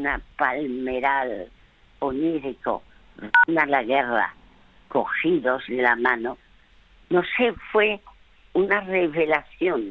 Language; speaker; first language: Spanish; early bilingual, other home language; French